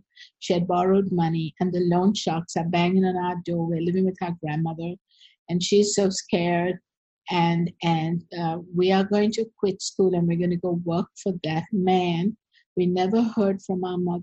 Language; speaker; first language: English; non-native, local second language; Sinhala